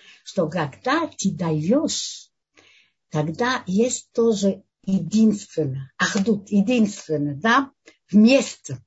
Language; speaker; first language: Russian; non-native, learner; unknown